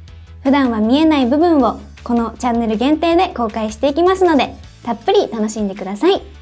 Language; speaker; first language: Japanese; native; Japanese